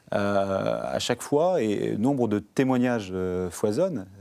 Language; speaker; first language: French; native; French